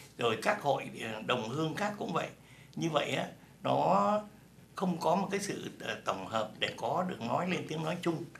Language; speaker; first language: Vietnamese; native; Vietnamese